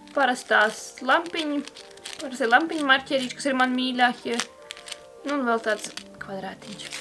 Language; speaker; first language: Latvian; native; Latvian